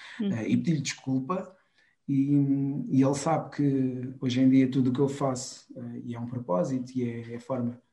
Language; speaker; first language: Portuguese; non-native, local second language; Kabuverdianu